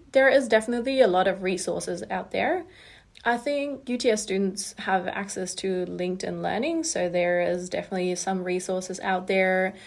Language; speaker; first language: English; non-native, fluent; German